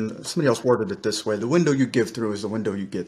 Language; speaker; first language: English; native; English